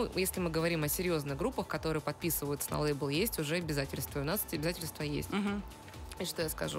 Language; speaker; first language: Russian; native; Russian